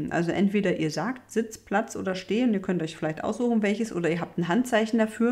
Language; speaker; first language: German; native; German